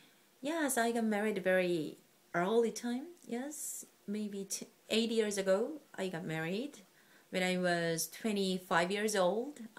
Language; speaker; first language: English; non-native, learner; Korean